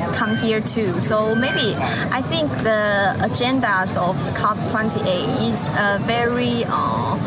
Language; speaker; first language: English; non-native, learner; Chinese